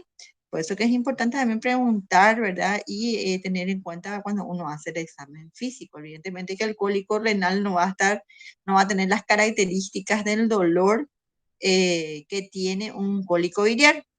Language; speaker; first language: Spanish; native; Spanish